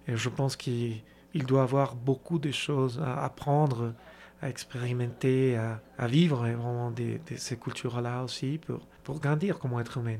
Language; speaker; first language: French; non-native, fluent; Spanish